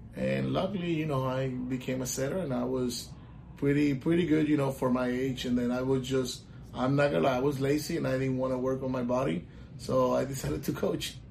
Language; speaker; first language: English; non-native, local second language; Spanish